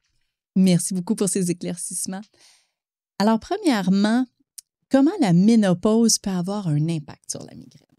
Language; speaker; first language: French; native; French